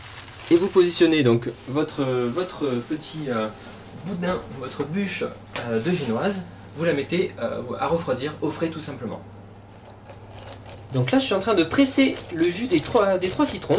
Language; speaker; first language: French; native; French